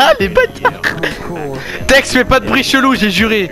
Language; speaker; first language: French; native; French